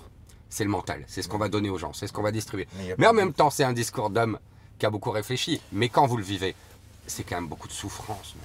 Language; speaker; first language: French; native; French